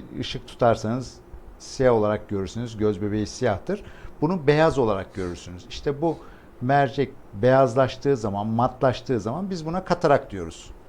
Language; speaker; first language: Turkish; native; Turkish